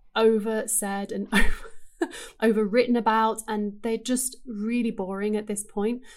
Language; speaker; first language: English; native; English